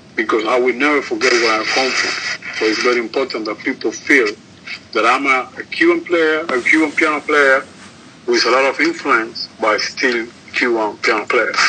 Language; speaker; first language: English; non-native, learner; Spanish